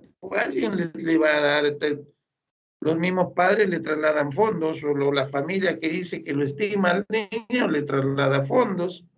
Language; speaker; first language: Spanish; native; Spanish